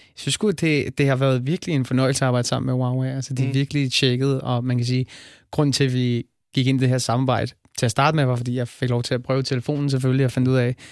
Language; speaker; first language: Danish; native; Danish